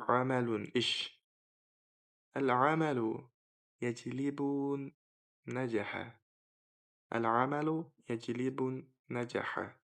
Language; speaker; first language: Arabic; non-native, fluent; Uzbek